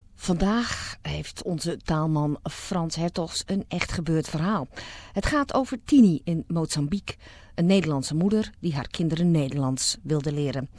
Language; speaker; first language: Dutch; native; Dutch